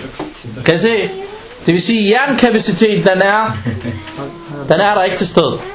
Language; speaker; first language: Danish; non-native, local second language; Arabic